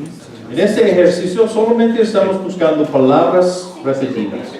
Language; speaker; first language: Spanish; non-native, fluent; English